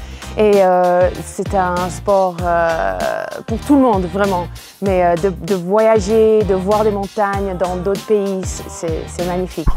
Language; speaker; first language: French; non-native, fluent; English